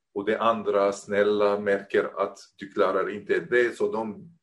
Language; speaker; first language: Swedish; non-native, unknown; Arabic